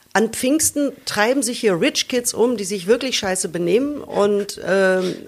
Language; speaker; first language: German; native; German